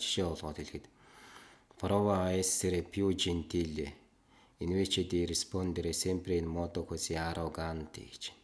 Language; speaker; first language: Italian; non-native, learner; Mongolian